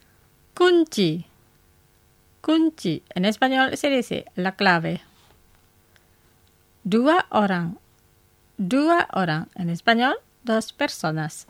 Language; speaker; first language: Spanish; non-native, fluent; Indonesian